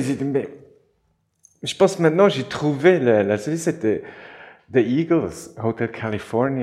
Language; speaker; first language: French; non-native, local second language; German